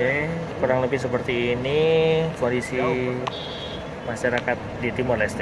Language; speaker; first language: Indonesian; native; Indonesian